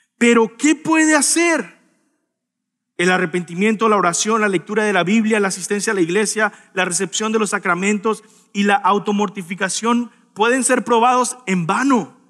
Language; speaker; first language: Spanish; native; Spanish